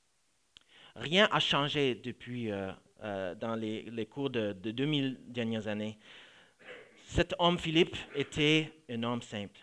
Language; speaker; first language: French; non-native, fluent; English